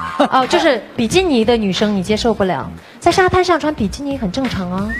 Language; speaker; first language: Chinese; native; Chinese